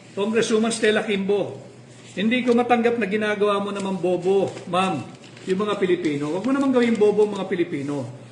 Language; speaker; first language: Filipino; native; Filipino